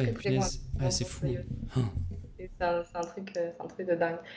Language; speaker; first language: French; native; French